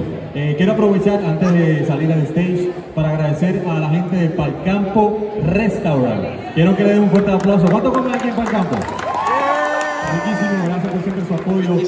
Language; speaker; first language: Spanish; native; Spanish